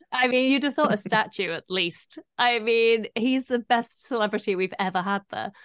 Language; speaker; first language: English; native; English